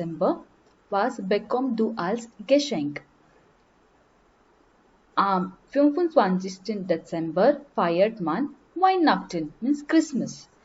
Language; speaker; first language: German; non-native, learner; Marathi